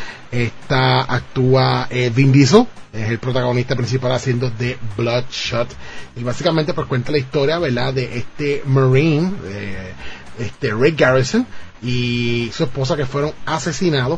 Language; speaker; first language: Spanish; native; Spanish